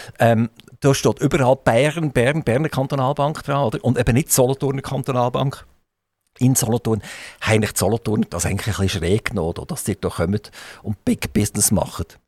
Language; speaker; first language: German; native; German